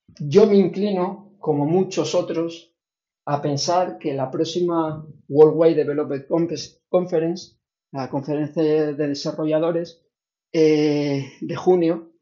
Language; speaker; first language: Spanish; native; Spanish